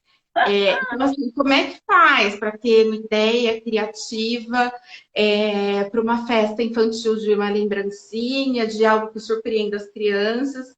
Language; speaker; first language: Portuguese; native; Portuguese